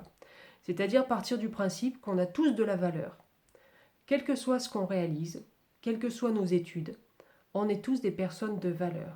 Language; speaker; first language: French; native; French